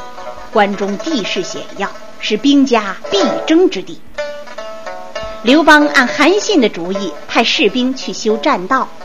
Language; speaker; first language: Chinese; native; Chinese